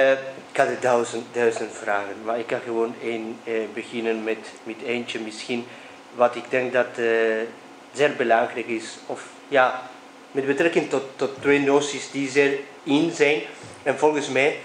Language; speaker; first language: Dutch; non-native, fluent; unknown